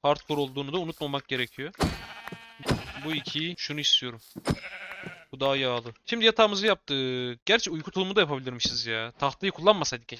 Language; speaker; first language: Turkish; native; Turkish